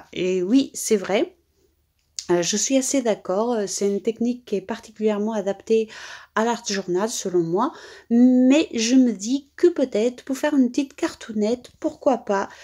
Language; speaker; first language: French; native; French